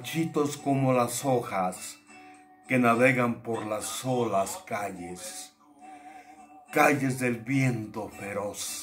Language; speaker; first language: Spanish; native; Spanish